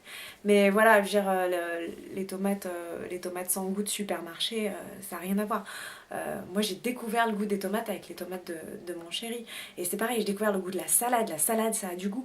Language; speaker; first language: French; native; French